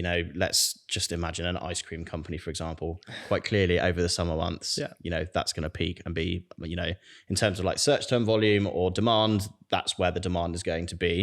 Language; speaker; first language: English; native; English